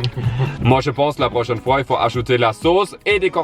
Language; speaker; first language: French; native; French